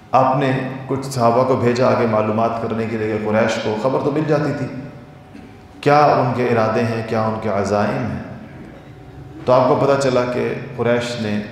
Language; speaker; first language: Urdu; native; Urdu